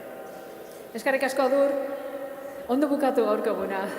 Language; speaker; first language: Basque; native; Basque